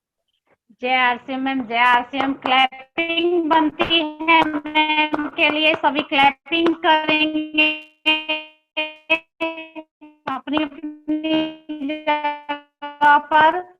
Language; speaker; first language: Hindi; native; Hindi